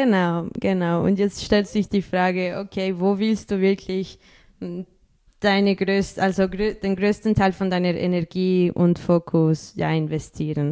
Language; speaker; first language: German; early bilingual, other home language; Spanish